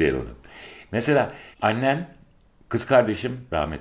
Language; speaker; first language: Turkish; native; Turkish